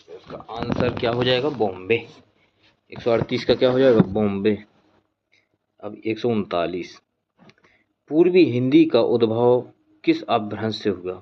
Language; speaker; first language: Hindi; native; Hindi